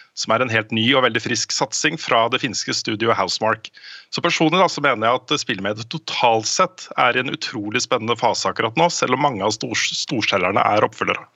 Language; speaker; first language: Norwegian; native; Norwegian